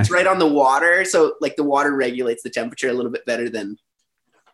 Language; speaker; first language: English; native; English